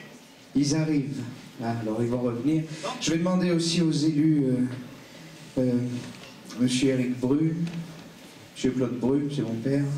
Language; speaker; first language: French; native; French